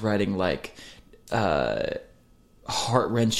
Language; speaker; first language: English; native; English